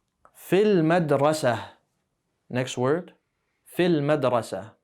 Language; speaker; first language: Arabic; non-native, fluent; English